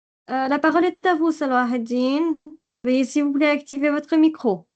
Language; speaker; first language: French; non-native, local second language; Arabic